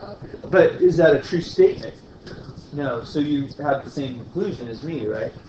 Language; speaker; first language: English; native; English